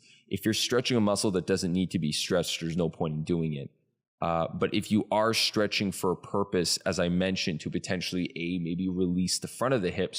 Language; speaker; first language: English; native; English